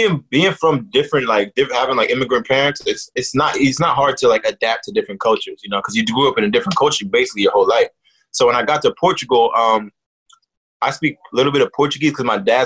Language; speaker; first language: English; native; English